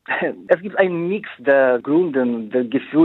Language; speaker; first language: German; non-native, fluent; Ukrainian